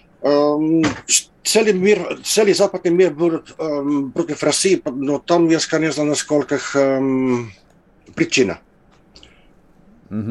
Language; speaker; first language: Russian; non-native, fluent; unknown